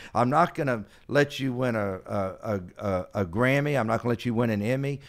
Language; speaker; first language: English; native; English